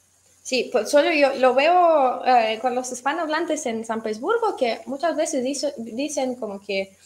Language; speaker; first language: Spanish; non-native, fluent; Russian